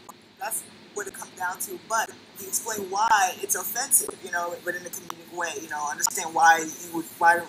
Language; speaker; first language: English; native; English